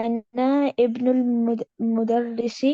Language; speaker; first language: Arabic; non-native, learner; Urdu